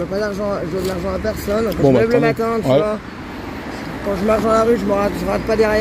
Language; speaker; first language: French; native; French